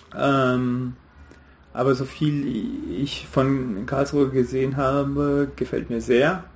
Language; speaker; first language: German; non-native, fluent; Hindi